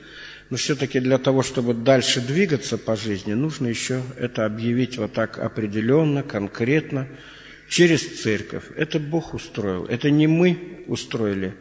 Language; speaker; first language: Russian; native; Russian